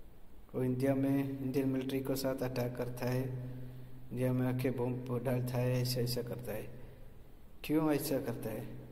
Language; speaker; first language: Hindi; non-native, local second language; Malayalam